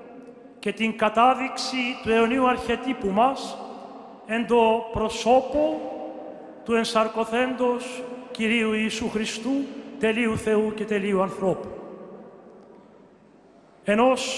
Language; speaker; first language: Greek; native; Greek